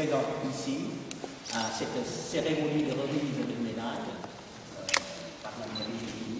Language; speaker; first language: French; non-native, fluent; Vietnamese